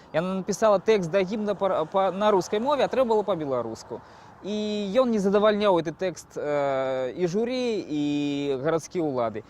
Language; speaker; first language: Belarusian; non-native, local second language; Russian